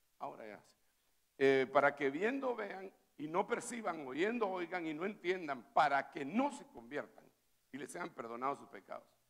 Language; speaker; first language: Spanish; native; Spanish